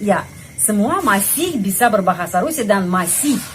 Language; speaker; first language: Indonesian; non-native, fluent; Russian